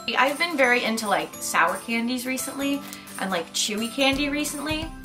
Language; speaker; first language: English; native; English